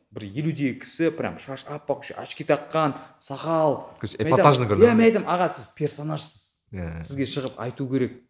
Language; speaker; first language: Kazakh; non-native, local second language; Uzbek